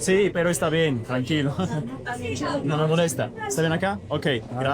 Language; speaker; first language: Spanish; non-native, fluent; Russian